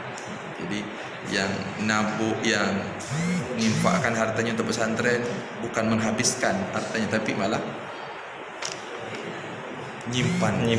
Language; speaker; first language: Indonesian; native; Indonesian